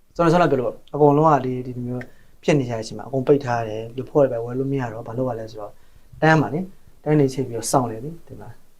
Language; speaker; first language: Burmese; native; Burmese